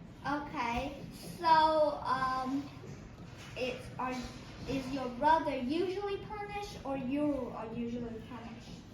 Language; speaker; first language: English; non-native, fluent; Vietnamese